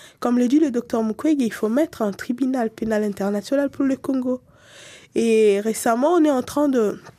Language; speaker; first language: French; non-native, local second language; Swahili